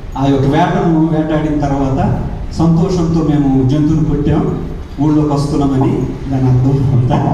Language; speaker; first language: Telugu; non-native, local second language; Koya